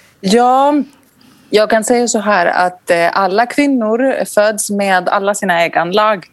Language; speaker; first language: Swedish; non-native, fluent; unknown